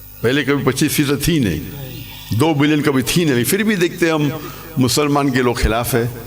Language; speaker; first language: Urdu; non-native, local second language; English